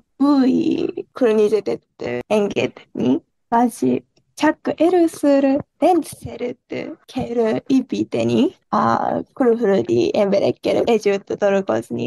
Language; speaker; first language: Hungarian; non-native, learner; Japanese